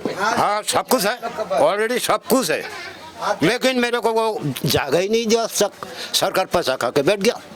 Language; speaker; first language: Hindi; non-native, local second language; Bangla